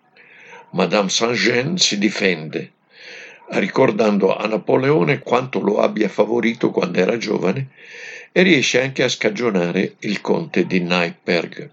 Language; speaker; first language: Italian; native; Italian